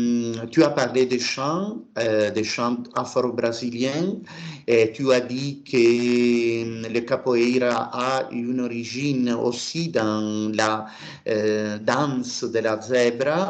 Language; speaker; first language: French; non-native, learner; Italian